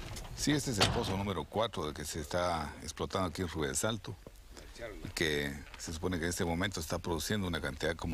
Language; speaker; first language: Spanish; native; Spanish